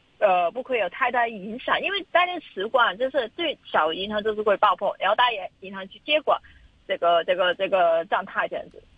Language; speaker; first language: Chinese; non-native, local second language; Cantonese